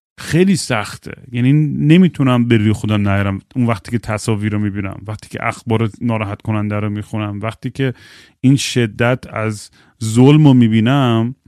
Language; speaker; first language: Persian; native; Persian